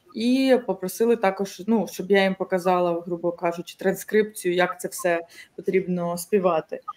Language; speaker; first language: Ukrainian; native; Ukrainian